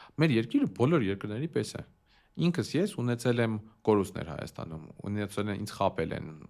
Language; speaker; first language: Armenian; early bilingual, heritage; Armenian